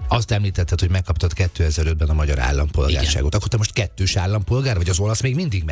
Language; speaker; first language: Hungarian; native; Hungarian